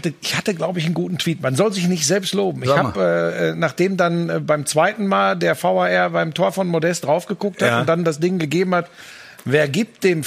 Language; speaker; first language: German; native; German